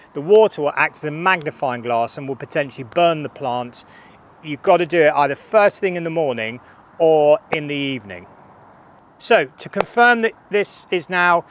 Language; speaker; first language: English; native; English